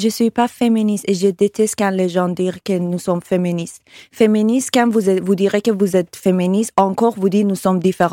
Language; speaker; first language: French; non-native, learner; Persian